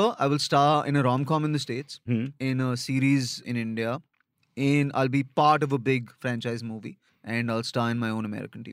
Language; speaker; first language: English; non-native, local second language; Hindi